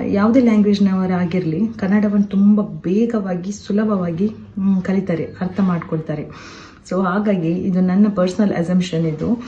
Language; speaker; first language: Kannada; non-native, local second language; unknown